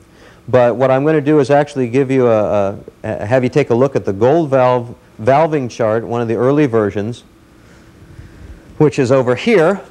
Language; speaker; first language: English; native; English